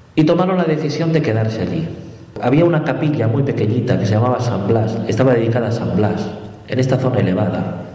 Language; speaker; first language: Spanish; native; Spanish